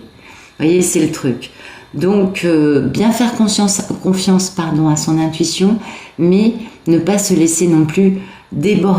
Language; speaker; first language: French; native; French